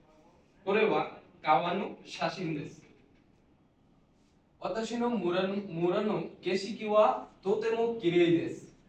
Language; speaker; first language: Japanese; non-native, learner; Bangla